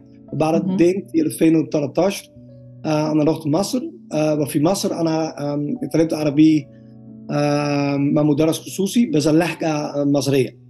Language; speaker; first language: Arabic; non-native, learner; Dutch